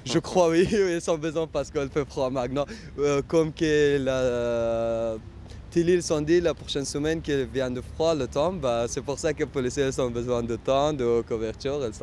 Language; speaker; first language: French; non-native, learner; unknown